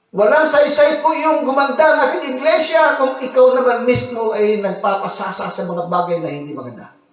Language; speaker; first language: Filipino; non-native, local second language; Cebuano